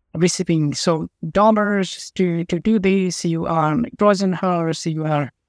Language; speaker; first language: English; non-native, local second language; Nepali